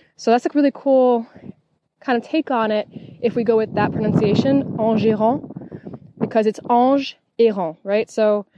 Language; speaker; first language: English; non-native, fluent; French